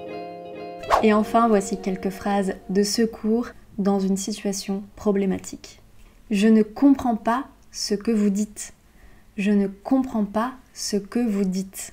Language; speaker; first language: French; native; French